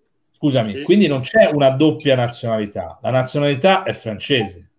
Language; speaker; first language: Italian; native; Italian